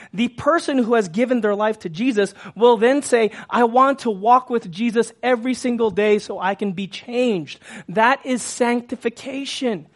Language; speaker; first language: English; native; English